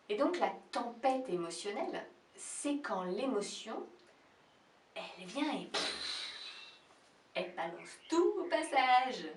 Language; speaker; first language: French; native; French